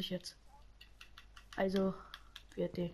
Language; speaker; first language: German; native; German